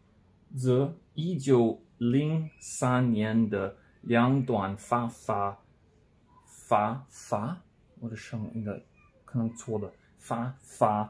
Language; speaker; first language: Chinese; non-native, learner; English